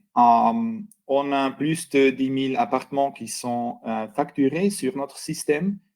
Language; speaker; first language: French; non-native, local second language; German